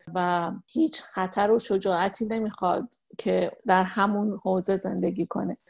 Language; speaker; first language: Persian; native; Persian